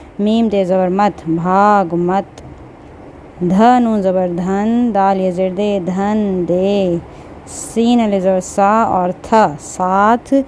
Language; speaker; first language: Hindi; native; Hindi